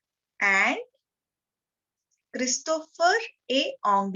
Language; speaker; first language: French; non-native, learner; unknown